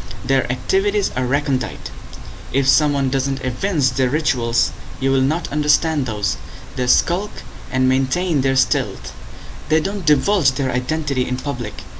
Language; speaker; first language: English; non-native, local second language; Bangla